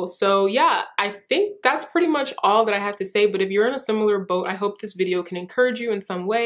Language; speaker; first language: English; early bilingual, other home language; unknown